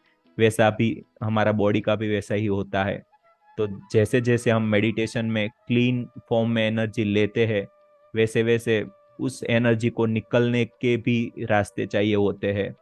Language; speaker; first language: Hindi; native; Hindi